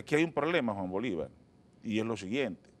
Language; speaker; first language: Spanish; native; Spanish